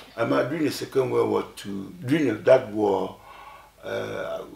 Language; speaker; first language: English; non-native, local second language; Ewe